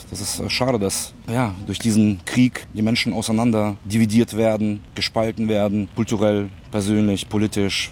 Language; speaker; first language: German; early bilingual, other home language; Russian